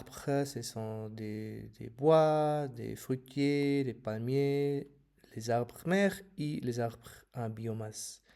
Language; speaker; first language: French; non-native, fluent; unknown